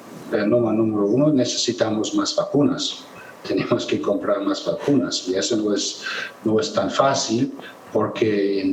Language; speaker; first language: Spanish; non-native, fluent; German